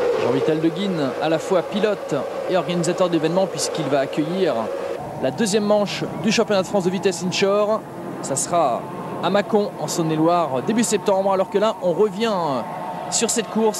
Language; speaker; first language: French; native; French